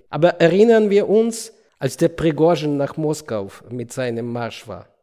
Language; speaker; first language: German; non-native, fluent; Ukrainian